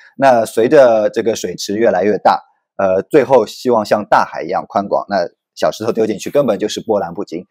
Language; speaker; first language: Chinese; native; Chinese